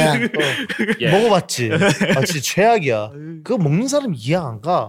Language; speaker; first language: Korean; early bilingual, heritage; English